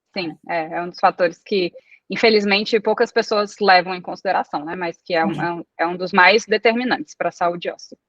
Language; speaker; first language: Portuguese; early bilingual, other home language; Italian